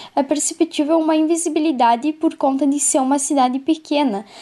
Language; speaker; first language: Portuguese; native; Portuguese